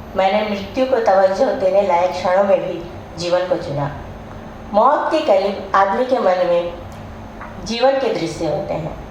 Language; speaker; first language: Hindi; native; Hindi